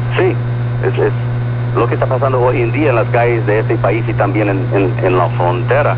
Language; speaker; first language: Spanish; early bilingual, heritage; Spanish